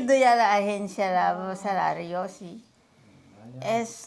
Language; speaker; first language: Spanish; non-native, learner; Filipino